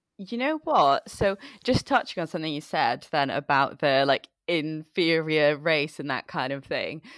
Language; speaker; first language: English; early bilingual, other home language; Bangla